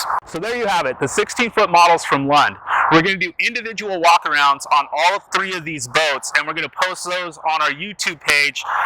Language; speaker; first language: English; native; English